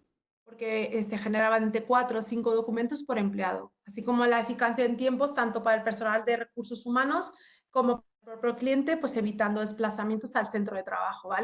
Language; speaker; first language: Spanish; native; Spanish